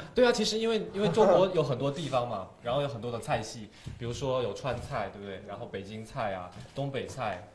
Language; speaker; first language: Chinese; native; Chinese